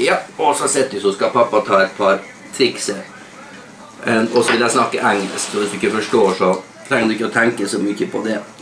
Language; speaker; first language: Norwegian; native; Norwegian